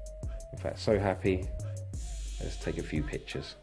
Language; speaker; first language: English; native; English